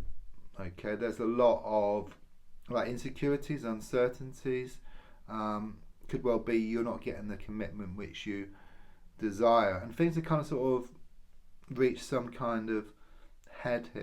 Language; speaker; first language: English; native; English